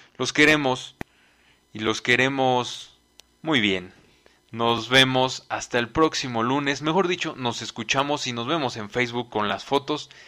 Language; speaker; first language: Spanish; native; Spanish